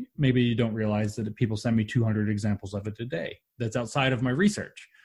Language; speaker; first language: English; native; English